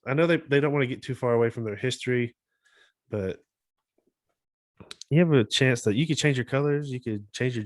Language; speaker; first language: English; native; English